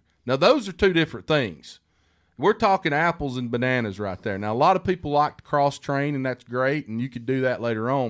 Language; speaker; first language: English; native; English